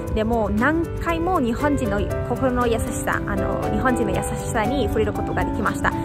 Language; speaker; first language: Japanese; non-native, fluent; Italian